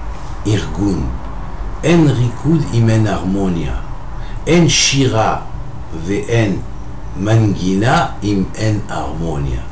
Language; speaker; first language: Hebrew; non-native, fluent; French